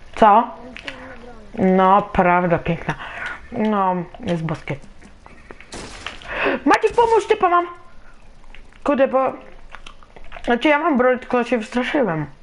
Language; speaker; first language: Polish; native; Polish